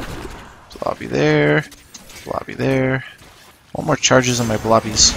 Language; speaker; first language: English; native; English